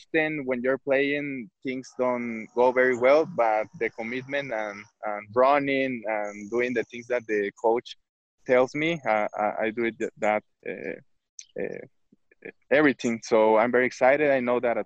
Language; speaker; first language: English; non-native, fluent; Spanish